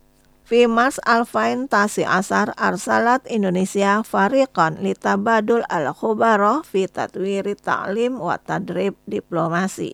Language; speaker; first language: Arabic; non-native, fluent; Indonesian